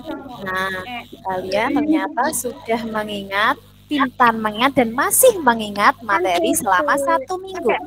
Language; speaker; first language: Indonesian; native; Indonesian